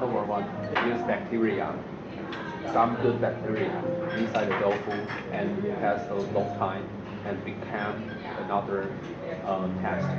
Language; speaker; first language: English; non-native, learner; Chinese